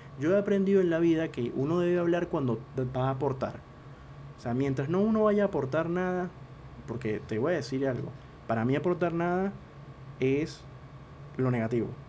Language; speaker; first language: Spanish; native; Spanish